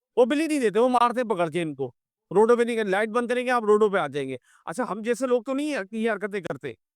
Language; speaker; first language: Urdu; native; Urdu